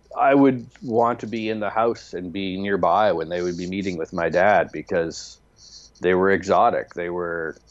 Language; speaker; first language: English; native; English